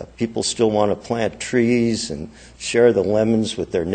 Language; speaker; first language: English; native; English